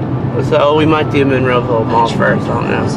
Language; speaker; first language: English; native; English